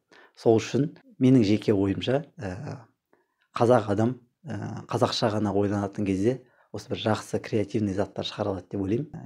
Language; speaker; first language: Kazakh; native; Kazakh